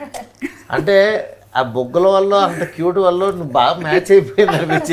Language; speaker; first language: Telugu; native; Telugu